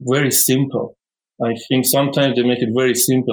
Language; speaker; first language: English; non-native, fluent; Persian